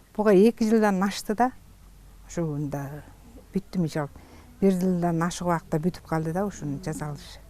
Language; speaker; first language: Kyrgyz; native; Kyrgyz